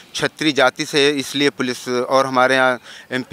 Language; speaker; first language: Hindi; native; Hindi